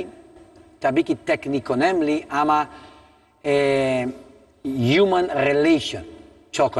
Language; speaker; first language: Turkish; non-native, learner; Italian